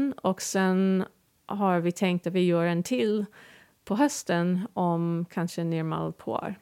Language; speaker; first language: Swedish; non-native, fluent; English